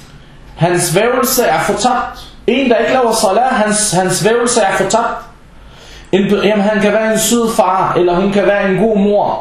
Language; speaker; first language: Danish; non-native, local second language; Arabic